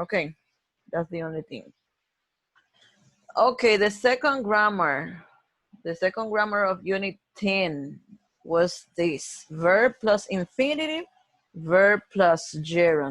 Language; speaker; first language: English; non-native, fluent; Spanish